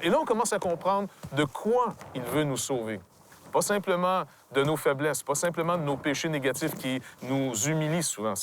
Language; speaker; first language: French; native; French